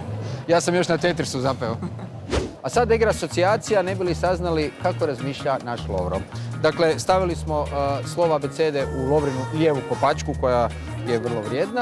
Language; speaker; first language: Croatian; native; Croatian